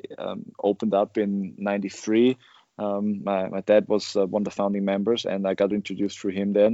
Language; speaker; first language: English; non-native, fluent; German